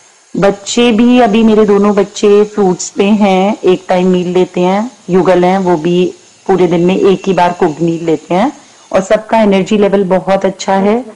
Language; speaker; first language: Hindi; native; Hindi